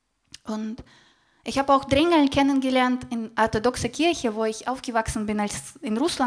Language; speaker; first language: German; non-native, fluent; Russian